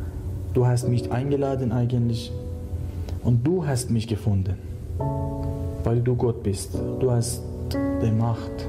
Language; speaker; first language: German; non-native, learner; Persian